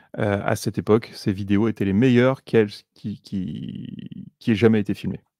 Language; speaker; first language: French; native; French